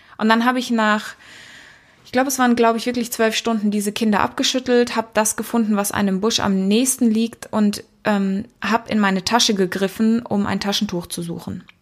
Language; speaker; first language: German; early bilingual, heritage; German